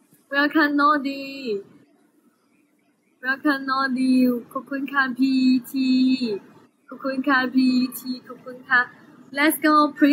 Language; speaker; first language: English; non-native, learner; Chinese